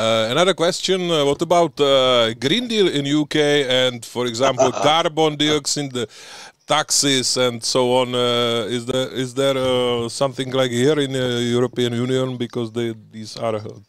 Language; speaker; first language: English; non-native, learner; Czech